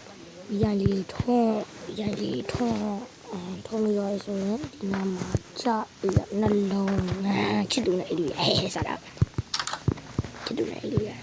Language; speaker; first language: Burmese; native; Burmese